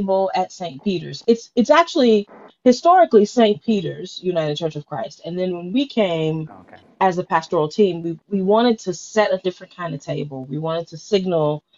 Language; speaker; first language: English; native; English